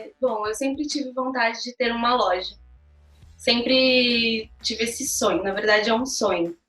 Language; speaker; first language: Portuguese; native; Portuguese